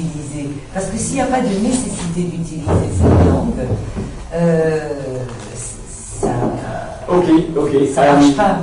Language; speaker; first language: French; native; French